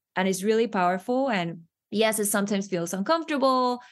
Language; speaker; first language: English; non-native, fluent; Spanish